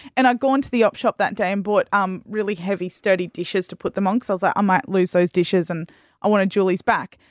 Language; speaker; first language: English; native; English